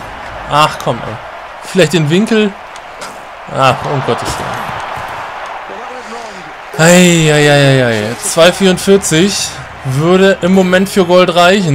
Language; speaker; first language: German; native; German